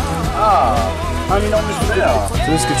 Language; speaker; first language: French; native; French